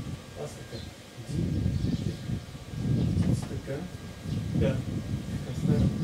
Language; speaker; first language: Bulgarian; non-native, learner; Russian